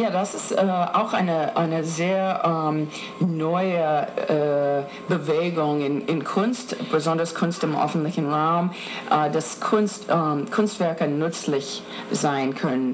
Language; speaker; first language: German; non-native, fluent; English